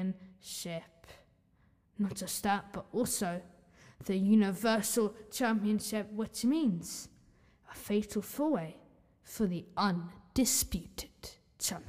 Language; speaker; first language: English; native; English